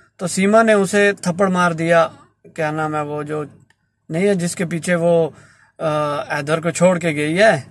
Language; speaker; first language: Urdu; non-native, local second language; Punjabi